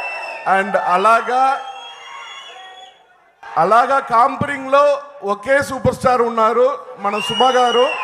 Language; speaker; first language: Telugu; non-native, learner; Tamil